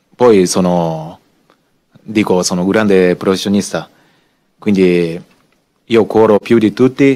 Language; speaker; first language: Italian; non-native, learner; Japanese